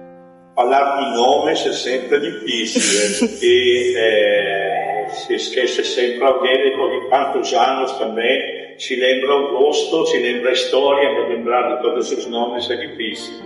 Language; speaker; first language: Portuguese; non-native, fluent; Italian